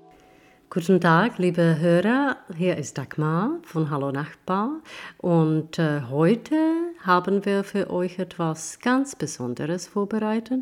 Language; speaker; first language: German; non-native, fluent; Czech